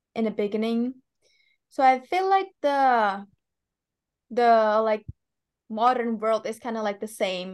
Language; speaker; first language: English; non-native, fluent; Indonesian